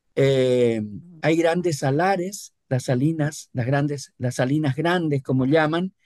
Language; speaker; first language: Spanish; native; Spanish